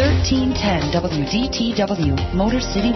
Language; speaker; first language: English; native; English